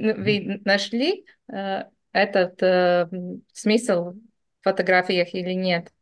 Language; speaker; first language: Russian; non-native, local second language; Latvian